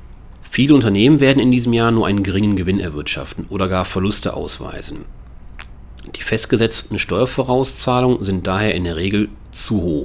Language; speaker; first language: German; native; German